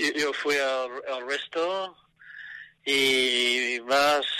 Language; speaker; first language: Spanish; non-native, learner; English